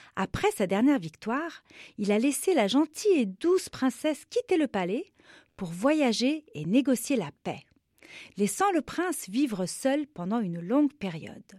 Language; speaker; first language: French; non-native, local second language; Arabic